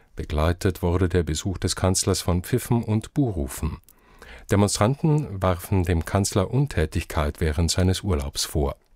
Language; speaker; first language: German; native; German